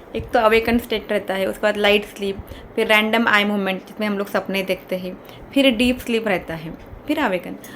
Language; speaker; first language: Hindi; non-native, local second language; Kannada